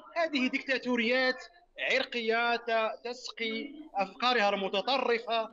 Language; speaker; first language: Arabic; non-native, local second language; Berber languages